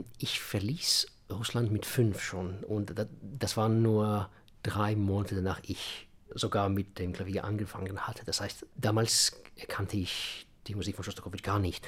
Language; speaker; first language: German; non-native, fluent; Russian